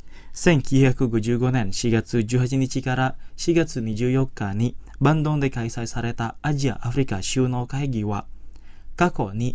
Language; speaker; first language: Japanese; non-native, fluent; Indonesian